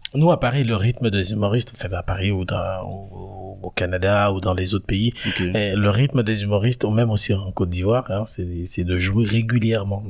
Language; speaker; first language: French; native; French